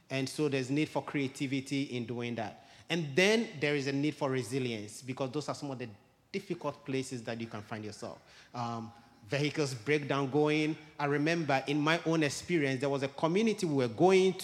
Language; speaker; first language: English; non-native, local second language; Ewe